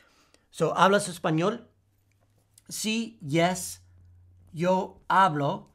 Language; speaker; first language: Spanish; non-native, fluent; English